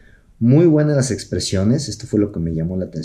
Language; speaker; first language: Spanish; native; Spanish